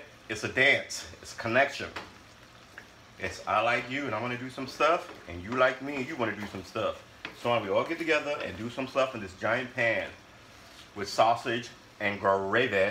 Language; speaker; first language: English; native; English